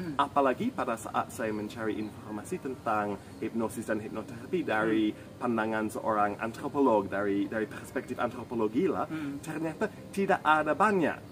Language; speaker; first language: Indonesian; non-native, fluent; English